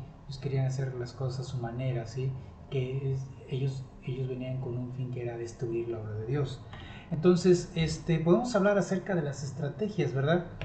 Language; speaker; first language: Spanish; native; Spanish